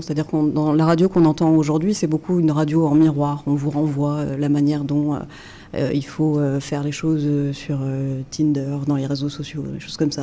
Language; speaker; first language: French; native; French